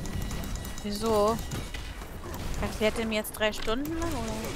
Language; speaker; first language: German; native; German